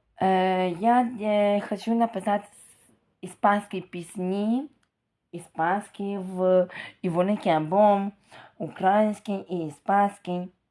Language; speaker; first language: Russian; non-native, local second language; Ukrainian